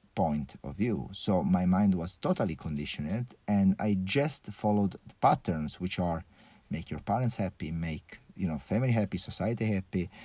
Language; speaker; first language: English; early bilingual, other home language; Italian